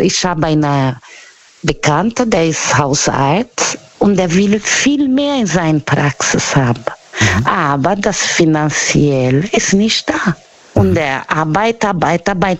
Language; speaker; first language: German; non-native, fluent; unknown